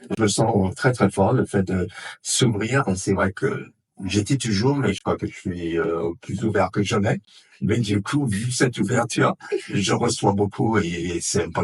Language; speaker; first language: French; non-native, fluent; English